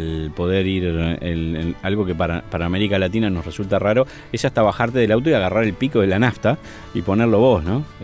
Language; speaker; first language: Spanish; native; Spanish